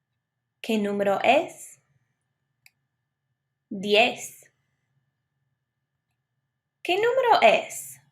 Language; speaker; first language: Spanish; non-native, fluent; English